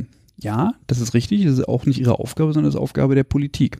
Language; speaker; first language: German; native; German